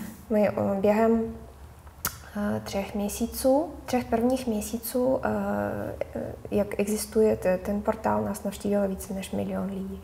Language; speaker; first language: Czech; non-native, fluent; Russian